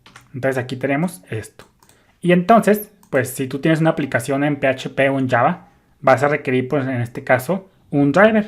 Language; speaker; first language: Spanish; native; Spanish